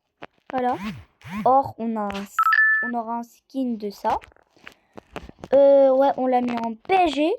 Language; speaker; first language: French; native; French